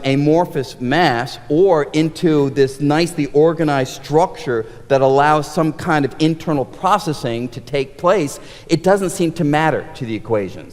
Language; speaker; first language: English; native; English